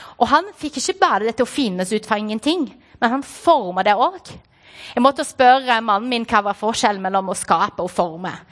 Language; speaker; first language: Norwegian; non-native, fluent; Portuguese